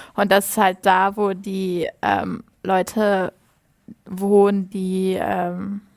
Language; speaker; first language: German; native; German